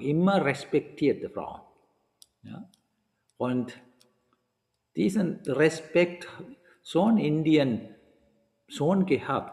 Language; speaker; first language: German; non-native, fluent; Sinhala